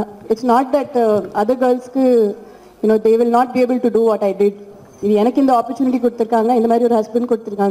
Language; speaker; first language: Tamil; non-native, fluent; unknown